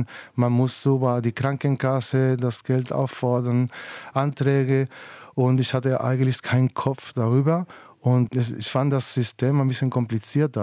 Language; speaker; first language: German; non-native, fluent; Spanish